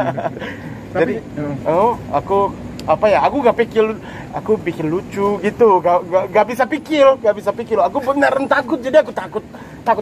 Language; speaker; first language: Indonesian; non-native, learner; Japanese